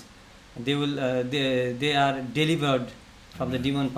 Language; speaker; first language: English; non-native, local second language; Nepali